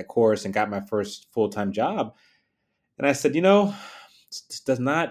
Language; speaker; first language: English; native; English